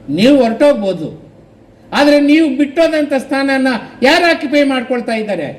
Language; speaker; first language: Kannada; non-native, local second language; Telugu